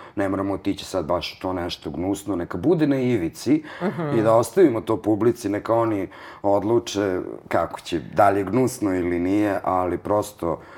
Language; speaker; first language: Serbian; native; Serbian